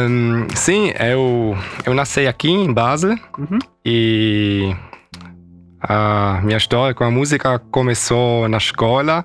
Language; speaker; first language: Portuguese; early bilingual, heritage; German